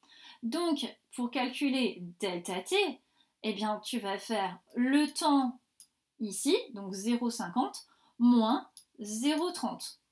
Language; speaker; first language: French; native; French